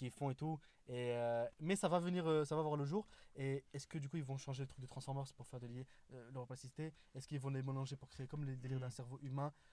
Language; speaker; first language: French; native; French